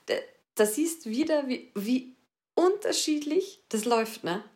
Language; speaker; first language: German; native; German